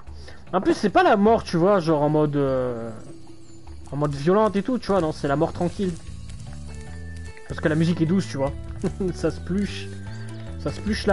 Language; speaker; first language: French; native; French